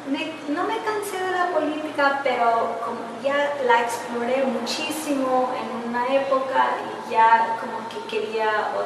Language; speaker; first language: Spanish; early bilingual, heritage; English